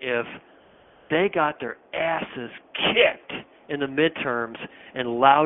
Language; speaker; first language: English; native; English